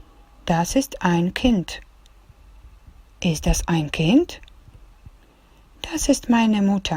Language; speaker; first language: German; non-native, fluent; Russian